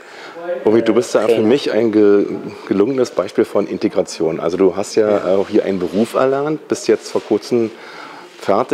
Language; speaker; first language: German; native; German